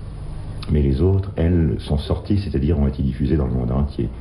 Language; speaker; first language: French; native; French